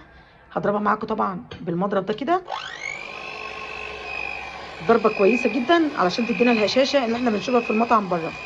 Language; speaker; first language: Arabic; native; Arabic